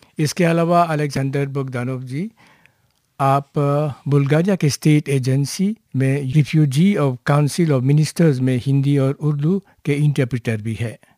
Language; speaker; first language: Hindi; non-native, local second language; Morisyen